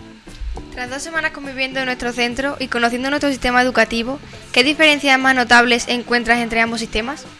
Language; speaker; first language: Spanish; native; Spanish